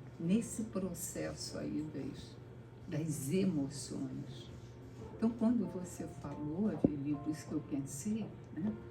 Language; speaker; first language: Portuguese; native; Portuguese